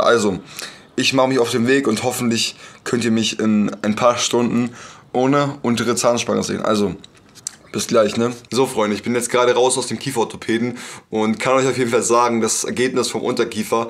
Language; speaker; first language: German; native; German